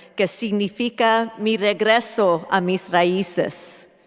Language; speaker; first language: Spanish; early bilingual, heritage; Spanish